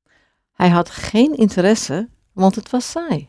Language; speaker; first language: Dutch; non-native, fluent; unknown